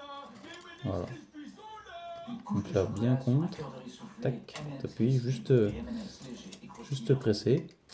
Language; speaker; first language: French; native; French